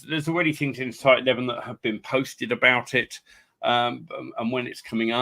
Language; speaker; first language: English; native; English